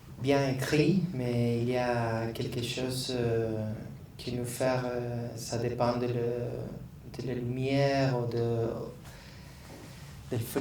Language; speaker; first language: French; non-native, learner; Spanish